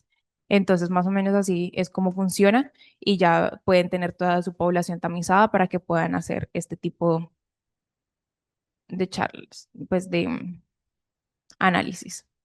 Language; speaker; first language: Spanish; native; Spanish